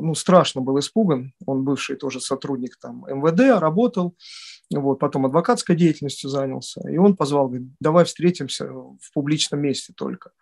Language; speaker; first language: Russian; native; Russian